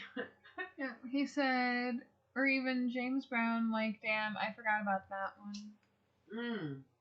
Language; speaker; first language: English; native; English